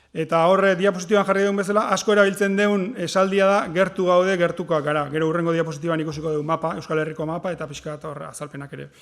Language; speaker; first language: Basque; native; Basque